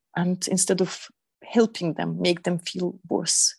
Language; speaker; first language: English; non-native, fluent; Russian